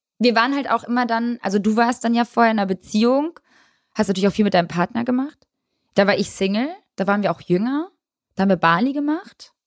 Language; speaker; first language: German; early bilingual, other home language; Albanian